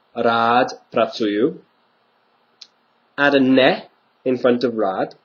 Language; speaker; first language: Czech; non-native, fluent; English